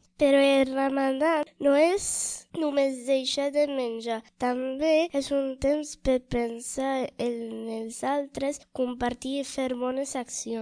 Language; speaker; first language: Catalan; early bilingual, other home language; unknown